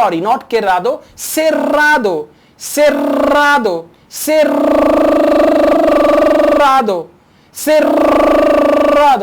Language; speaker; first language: Spanish; non-native, learner; Urdu